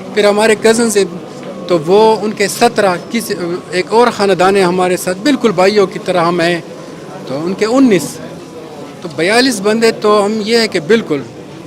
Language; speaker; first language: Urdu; non-native, local second language; Pashto